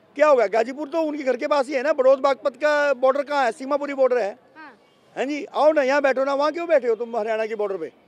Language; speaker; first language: Hindi; native; Hindi